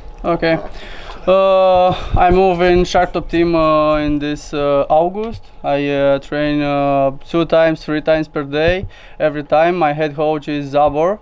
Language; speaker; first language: English; non-native, learner; Romanian